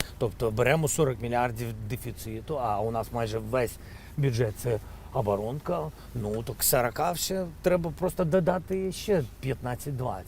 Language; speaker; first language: Ukrainian; non-native, local second language; Russian